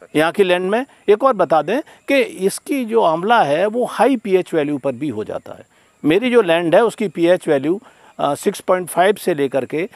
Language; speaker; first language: Hindi; native; Hindi